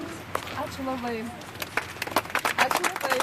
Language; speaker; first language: Lithuanian; non-native, local second language; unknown